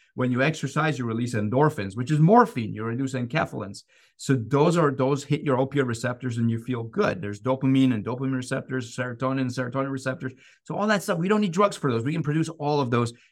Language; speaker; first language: English; non-native, fluent; Persian